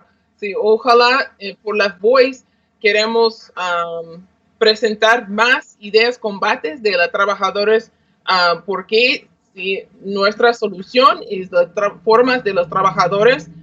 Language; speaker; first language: Spanish; non-native, learner; English